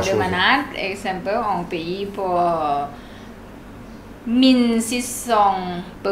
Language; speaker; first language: French; non-native, learner; Thai